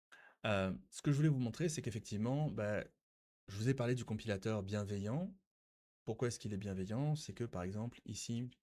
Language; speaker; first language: French; native; French